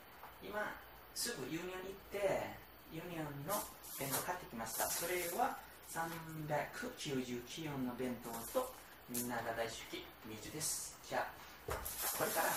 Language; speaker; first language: Japanese; non-native, learner; Nepali